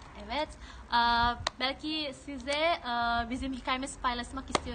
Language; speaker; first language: Turkish; non-native, learner; Indonesian